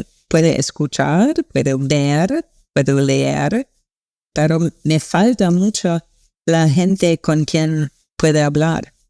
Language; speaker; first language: Spanish; non-native, learner; English